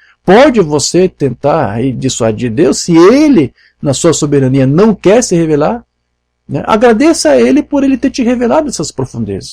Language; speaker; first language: Portuguese; native; Portuguese